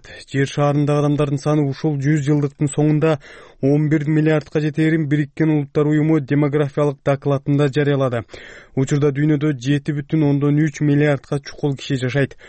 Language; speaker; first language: Kyrgyz; native; Kyrgyz